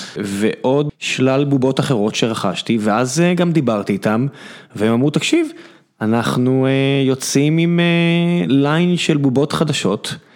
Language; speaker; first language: Hebrew; native; Hebrew